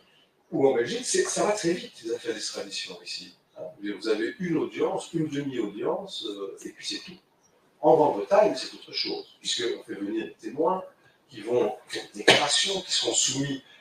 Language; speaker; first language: French; native; French